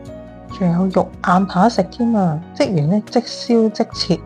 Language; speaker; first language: Chinese; native; Chinese